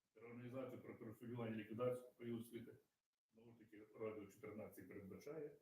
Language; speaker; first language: Ukrainian; native; Ukrainian